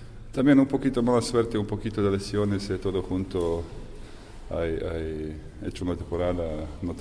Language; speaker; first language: Spanish; non-native, fluent; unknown